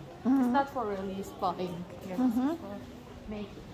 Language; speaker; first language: English; non-native, fluent; Persian